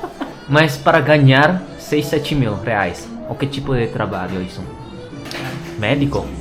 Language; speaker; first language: Portuguese; non-native, learner; Indonesian